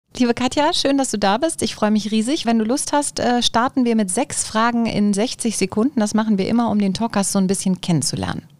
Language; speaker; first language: German; native; German